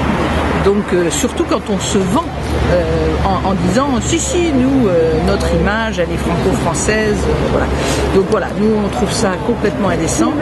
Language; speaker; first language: French; native; French